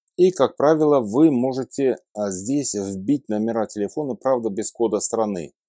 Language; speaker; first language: Russian; native; Russian